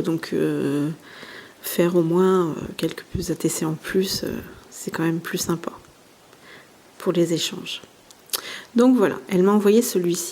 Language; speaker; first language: French; native; French